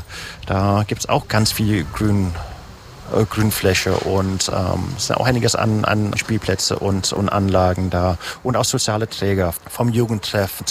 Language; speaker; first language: German; native; German